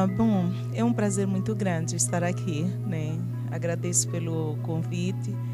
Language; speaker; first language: Portuguese; non-native, local second language; Tsonga